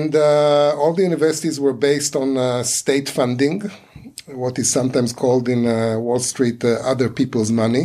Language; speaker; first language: English; non-native, fluent; Hebrew